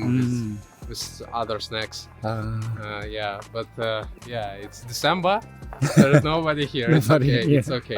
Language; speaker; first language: English; non-native, fluent; Russian